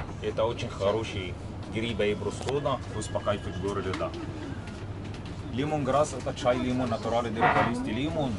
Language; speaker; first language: Russian; non-native, learner; Arabic